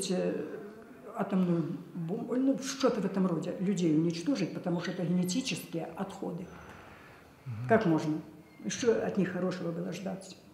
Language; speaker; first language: Russian; native; Russian